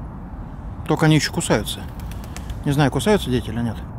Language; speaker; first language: Russian; native; Russian